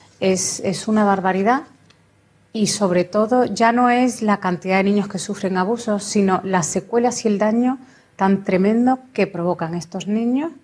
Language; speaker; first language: Spanish; native; Spanish